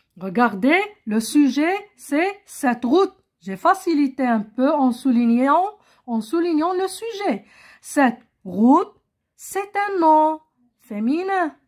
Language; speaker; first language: French; non-native, local second language; Arabic